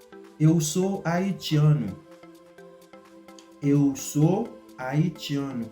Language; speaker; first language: Portuguese; non-native, learner; Haitian Creole